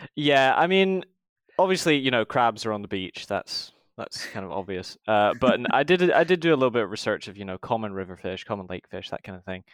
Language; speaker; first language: English; native; English